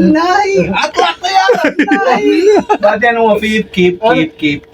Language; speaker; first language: Arabic; non-native, learner; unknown